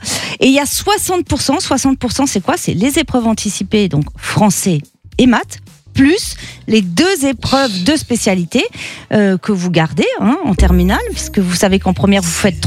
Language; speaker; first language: French; native; French